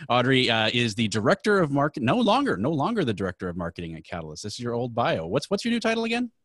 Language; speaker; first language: English; native; English